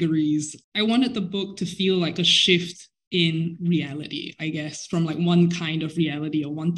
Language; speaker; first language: English; native; English